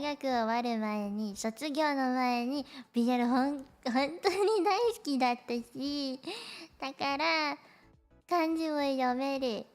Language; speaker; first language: Japanese; non-native, learner; Cantonese